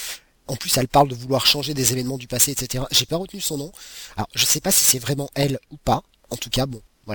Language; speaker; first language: French; native; French